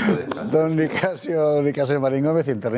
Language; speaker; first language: Spanish; native; Spanish